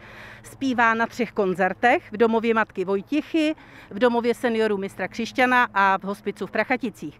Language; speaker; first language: Czech; native; Czech